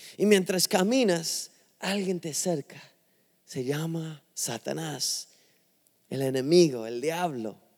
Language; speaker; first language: Spanish; non-native, fluent; English